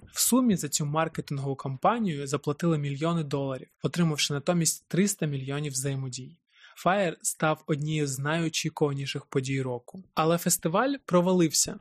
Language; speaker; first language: Ukrainian; native; Ukrainian